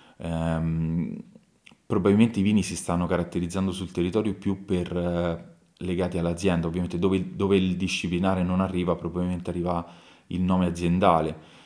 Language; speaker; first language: Italian; native; Italian